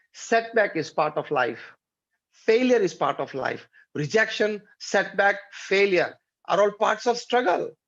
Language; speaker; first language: English; non-native, local second language; Gujarati